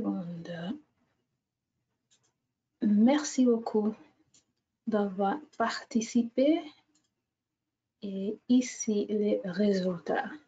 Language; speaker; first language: French; non-native, fluent; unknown